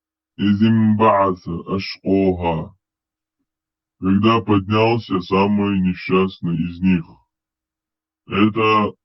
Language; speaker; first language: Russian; non-native, local second language; Chechen